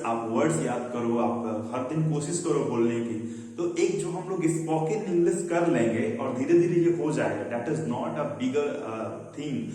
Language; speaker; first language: Hindi; non-native, local second language; Bhojpuri